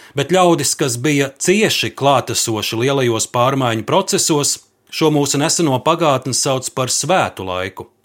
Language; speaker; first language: Latvian; native; Latvian